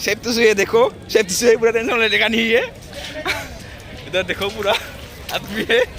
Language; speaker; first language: Hindi; non-native, local second language; Assamese